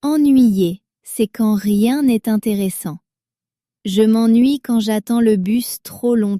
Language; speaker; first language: French; native; French